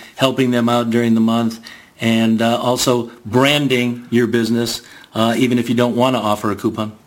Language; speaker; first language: English; native; English